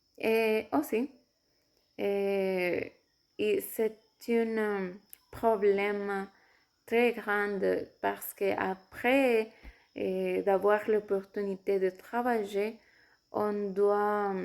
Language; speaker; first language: French; non-native, fluent; Spanish